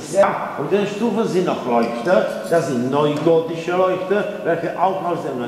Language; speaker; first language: German; non-native, fluent; Czech